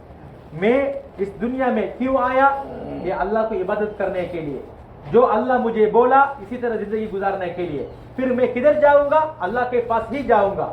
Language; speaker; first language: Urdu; non-native, fluent; Tamil